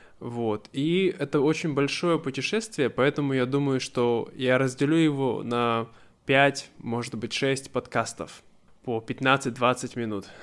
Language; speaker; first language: Russian; native; Russian